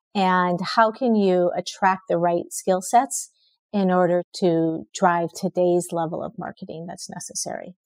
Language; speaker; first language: English; native; English